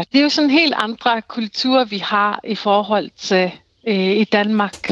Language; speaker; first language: Danish; non-native, local second language; Kalaallisut